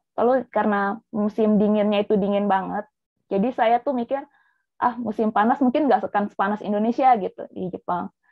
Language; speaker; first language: Indonesian; native; Indonesian